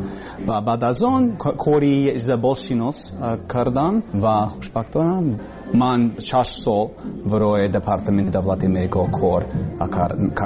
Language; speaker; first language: Persian; non-native, learner; English